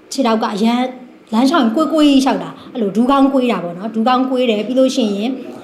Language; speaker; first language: Burmese; native; Burmese